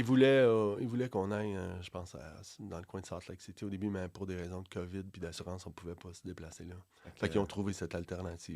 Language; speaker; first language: French; native; French